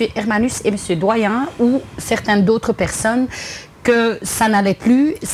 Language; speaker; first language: French; non-native, local second language; Dutch